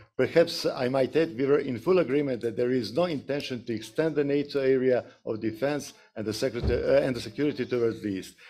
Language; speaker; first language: English; non-native, fluent; Serbian